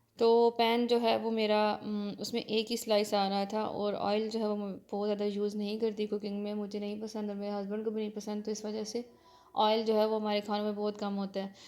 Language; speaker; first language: Urdu; native; Urdu